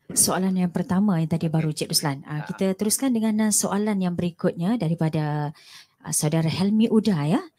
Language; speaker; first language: Malay; native; Malay